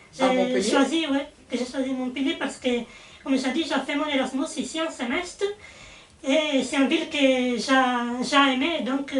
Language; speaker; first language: French; non-native, fluent; Italian